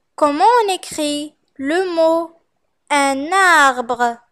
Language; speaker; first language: French; non-native, fluent; Arabic